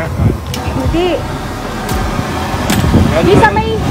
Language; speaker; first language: Filipino; native; Filipino